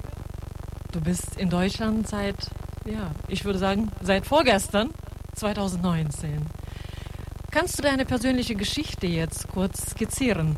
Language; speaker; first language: German; non-native, fluent; Russian